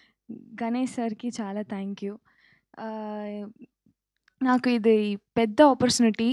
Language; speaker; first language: Telugu; non-native, local second language; Tamil